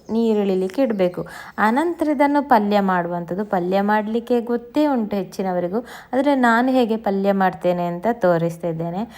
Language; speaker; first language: Kannada; native; Kannada